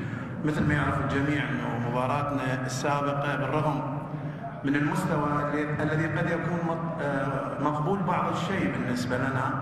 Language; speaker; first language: Arabic; native; Arabic